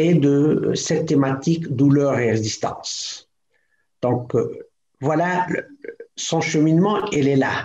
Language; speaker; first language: French; non-native, local second language; Arabic